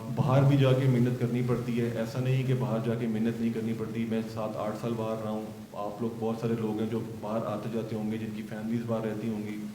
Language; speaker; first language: Urdu; native; Urdu